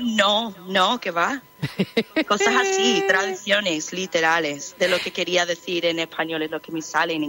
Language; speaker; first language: Spanish; non-native, fluent; English